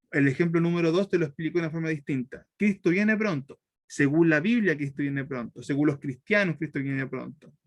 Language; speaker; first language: Spanish; native; Spanish